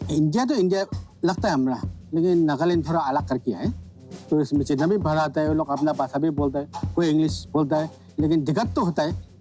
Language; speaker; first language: Hindi; non-native, local second language; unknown